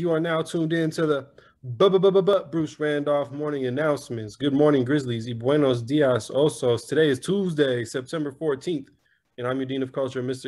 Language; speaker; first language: English; native; English